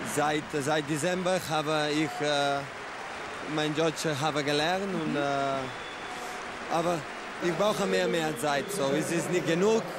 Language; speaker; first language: German; non-native, learner; Spanish